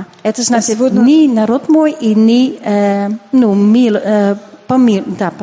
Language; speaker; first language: Russian; non-native, learner; Dutch